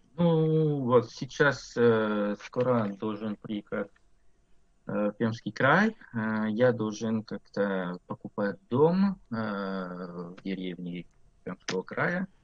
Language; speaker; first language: Russian; non-native, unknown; French